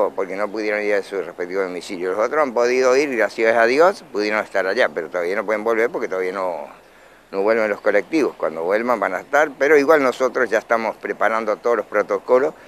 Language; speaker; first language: Spanish; native; Spanish